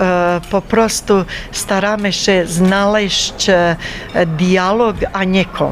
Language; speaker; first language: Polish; non-native, fluent; Bosnian